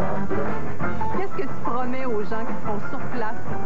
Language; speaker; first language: French; native; French